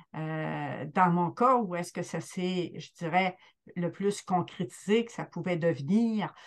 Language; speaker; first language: French; native; French